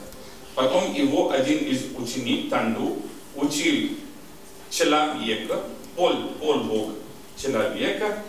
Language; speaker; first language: Russian; non-native, learner; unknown